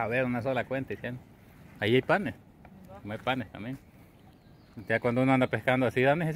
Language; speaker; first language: Spanish; native; Spanish